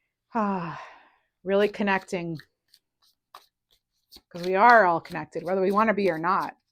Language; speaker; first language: English; native; English